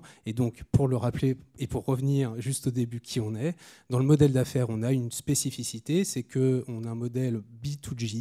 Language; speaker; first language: French; native; French